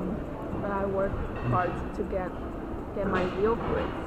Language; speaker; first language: English; non-native, learner; Chinese